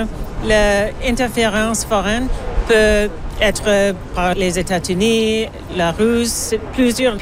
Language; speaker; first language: French; non-native, learner; English